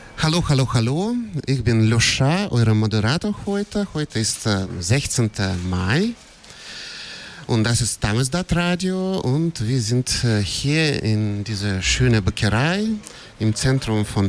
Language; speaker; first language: German; non-native, fluent; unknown